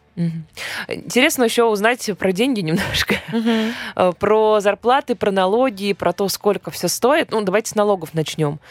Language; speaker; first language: Russian; native; Russian